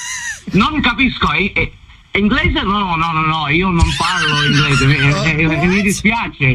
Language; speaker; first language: Italian; non-native, learner; English